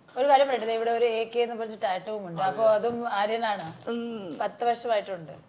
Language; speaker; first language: Malayalam; early bilingual, heritage; Malayalam